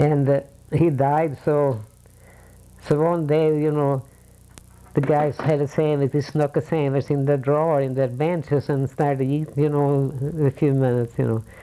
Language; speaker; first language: English; non-native, fluent; Swedish